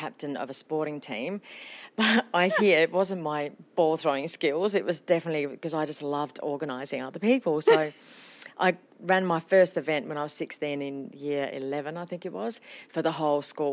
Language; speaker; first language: English; non-native, fluent; Finnish